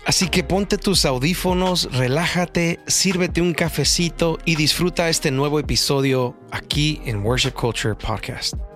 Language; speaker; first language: Spanish; native; Spanish